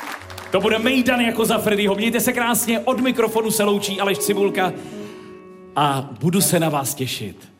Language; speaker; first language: Czech; native; Czech